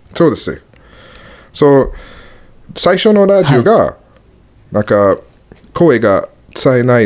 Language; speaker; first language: Japanese; non-native, learner; English